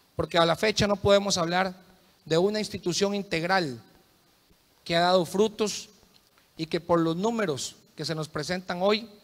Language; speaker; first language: Spanish; native; Spanish